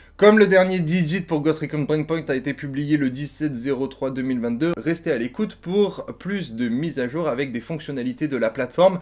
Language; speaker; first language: French; native; French